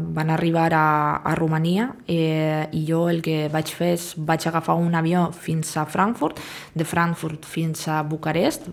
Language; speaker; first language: Catalan; non-native, fluent; Russian